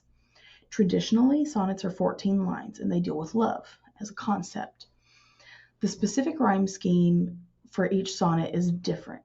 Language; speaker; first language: English; native; English